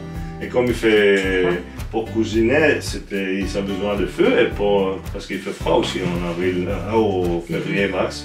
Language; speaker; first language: French; non-native, fluent; Greek